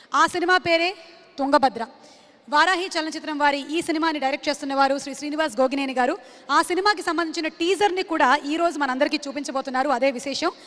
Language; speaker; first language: Telugu; native; Telugu